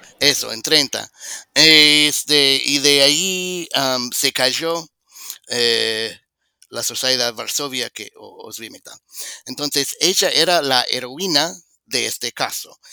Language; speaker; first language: Spanish; non-native, fluent; English